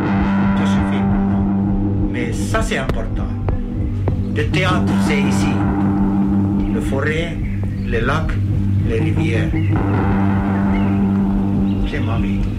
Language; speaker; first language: French; non-native, learner; Finnish